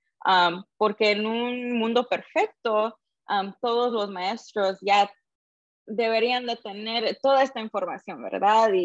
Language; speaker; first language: Spanish; early bilingual, heritage; Spanish